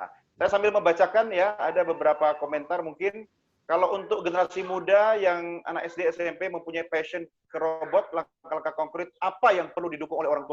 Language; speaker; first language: Indonesian; native; Indonesian